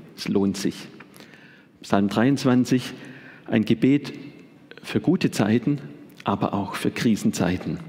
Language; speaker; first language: German; native; German